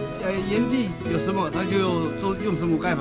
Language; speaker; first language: Chinese; native; Chinese